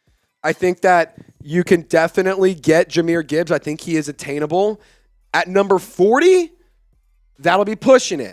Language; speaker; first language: English; native; English